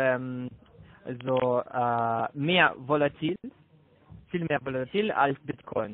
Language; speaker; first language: German; non-native, learner; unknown